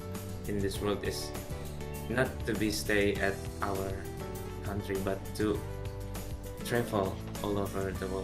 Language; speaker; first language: English; non-native, local second language; Indonesian